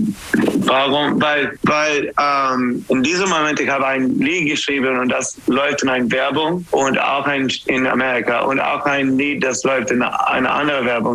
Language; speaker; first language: German; non-native, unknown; English